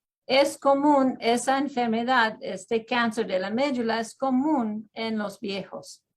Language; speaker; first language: Spanish; early bilingual, heritage; Spanish